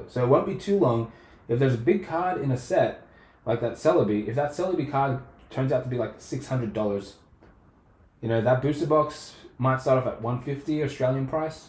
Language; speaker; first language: English; native; English